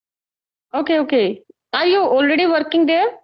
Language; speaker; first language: English; non-native, local second language; Hindi